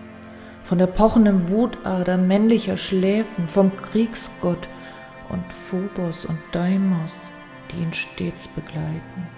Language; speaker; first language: German; native; German